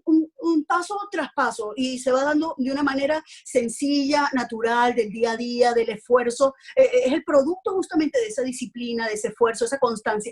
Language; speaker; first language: Spanish; native; Spanish